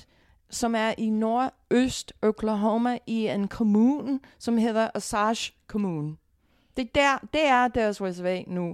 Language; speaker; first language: Danish; non-native, fluent; English